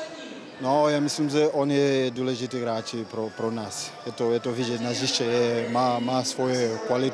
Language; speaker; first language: Czech; non-native, learner; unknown